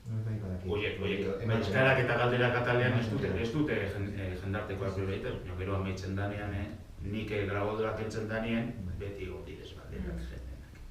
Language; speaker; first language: Basque; native; Basque